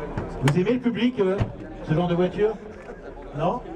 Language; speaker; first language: French; native; French